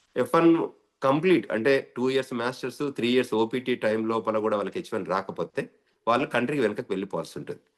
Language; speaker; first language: Telugu; native; Telugu